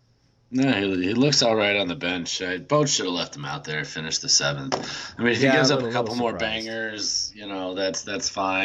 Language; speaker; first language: English; native; English